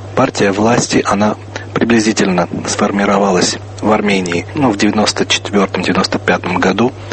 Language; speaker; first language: Russian; non-native, local second language; Armenian